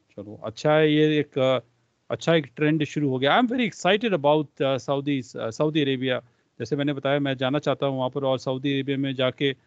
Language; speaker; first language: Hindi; non-native, local second language; Punjabi